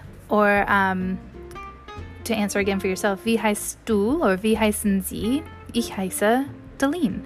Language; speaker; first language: German; non-native, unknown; English